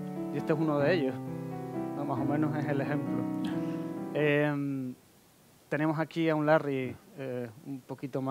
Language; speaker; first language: Spanish; native; Spanish